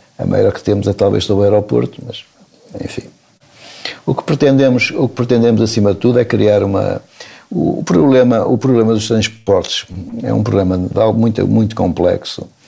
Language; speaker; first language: Portuguese; native; Portuguese